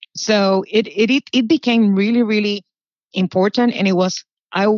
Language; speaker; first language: English; early bilingual, other home language; Spanish